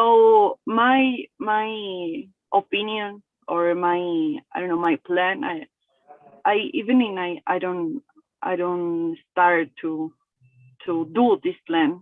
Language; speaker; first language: English; non-native, learner; Spanish